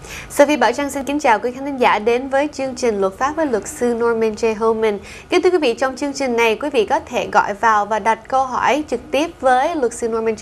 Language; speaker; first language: Vietnamese; early bilingual, heritage; Vietnamese